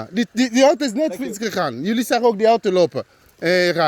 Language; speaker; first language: Dutch; non-native, learner; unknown